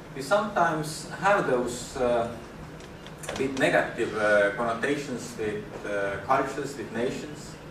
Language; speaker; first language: English; non-native, fluent; Estonian